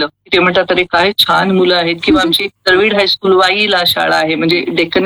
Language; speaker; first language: Marathi; non-native, local second language; Kannada